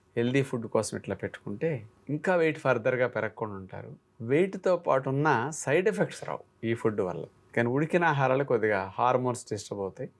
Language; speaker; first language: Telugu; native; Telugu